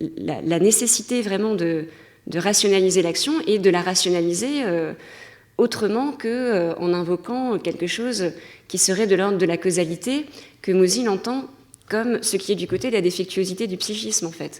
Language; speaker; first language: French; native; French